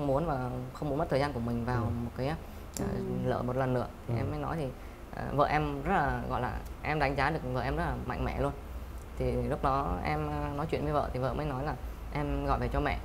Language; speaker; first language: Vietnamese; native; Vietnamese